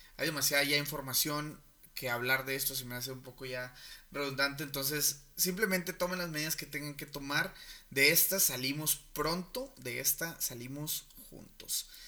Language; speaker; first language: Spanish; native; Spanish